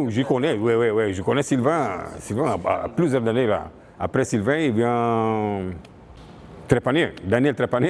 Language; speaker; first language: French; non-native, fluent; Portuguese